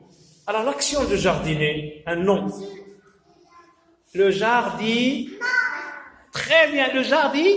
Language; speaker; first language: French; non-native, local second language; Arabic